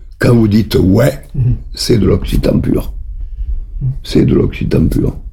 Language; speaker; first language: French; native; French